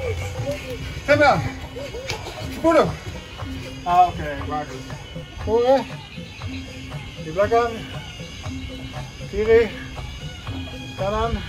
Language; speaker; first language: Indonesian; non-native, learner; Dutch